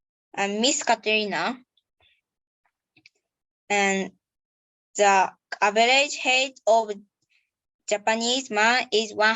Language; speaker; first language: English; non-native, learner; Japanese